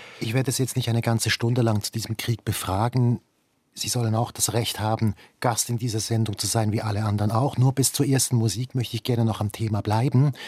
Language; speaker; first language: German; native; German